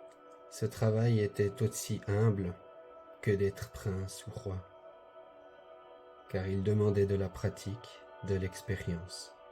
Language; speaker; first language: French; native; French